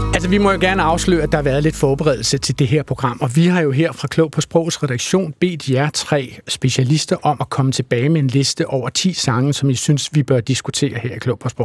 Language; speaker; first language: Danish; native; Danish